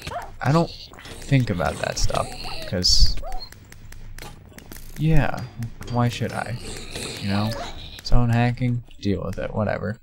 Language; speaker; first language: English; native; English